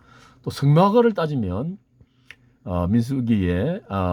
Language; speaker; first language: Korean; native; Korean